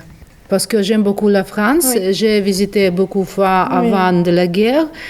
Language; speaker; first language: French; non-native, fluent; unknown